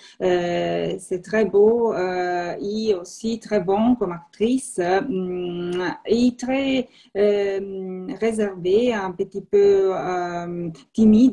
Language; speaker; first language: French; non-native, learner; Italian